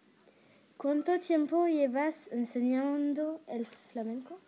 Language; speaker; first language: Spanish; non-native, learner; French